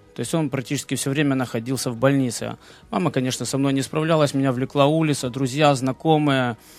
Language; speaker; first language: Russian; native; Russian